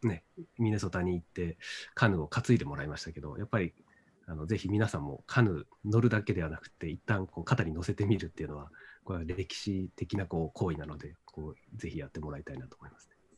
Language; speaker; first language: Japanese; native; Japanese